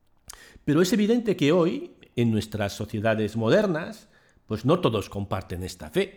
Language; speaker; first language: Spanish; native; Spanish